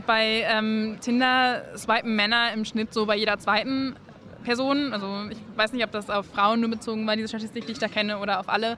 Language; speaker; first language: German; native; German